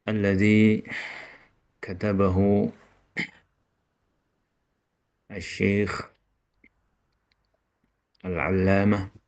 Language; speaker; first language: Arabic; non-native, fluent; Indonesian